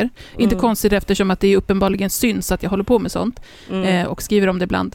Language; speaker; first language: Swedish; native; Swedish